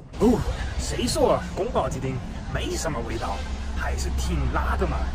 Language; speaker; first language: Chinese; non-native, fluent; German